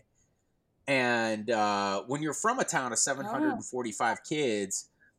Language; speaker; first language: English; native; English